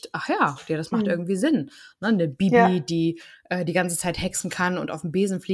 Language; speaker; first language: German; native; German